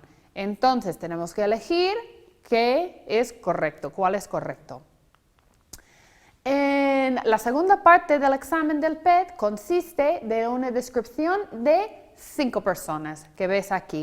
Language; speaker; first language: Spanish; non-native, fluent; English